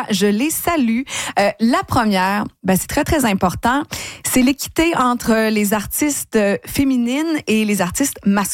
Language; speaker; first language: French; native; French